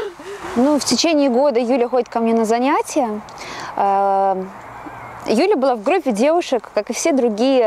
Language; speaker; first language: Russian; native; Russian